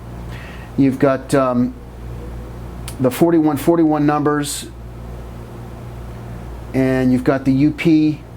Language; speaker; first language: English; native; English